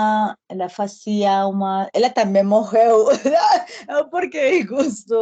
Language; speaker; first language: Portuguese; non-native, learner; Spanish